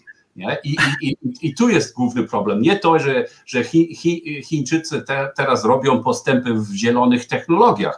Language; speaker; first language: Polish; non-native, fluent; German